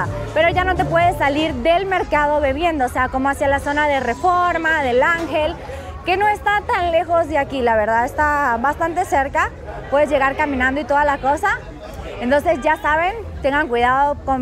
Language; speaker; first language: Spanish; native; Spanish